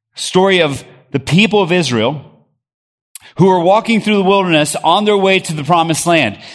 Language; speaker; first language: English; early bilingual, other home language; Spanish